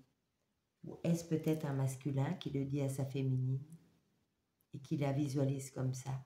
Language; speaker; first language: French; native; French